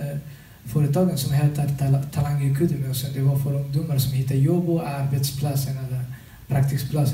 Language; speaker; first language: Swedish; non-native, learner; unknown